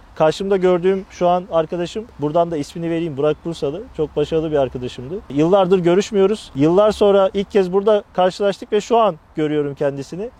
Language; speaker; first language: Turkish; native; Turkish